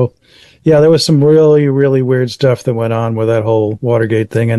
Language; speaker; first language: English; native; English